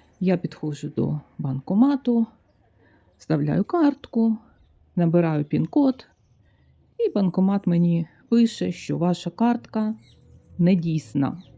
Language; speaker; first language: Ukrainian; native; Ukrainian